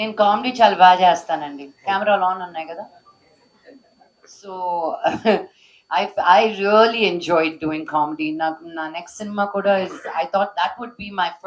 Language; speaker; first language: Telugu; native; Telugu